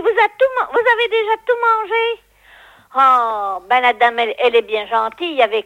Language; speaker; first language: French; native; French